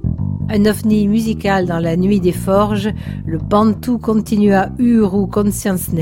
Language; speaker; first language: French; native; French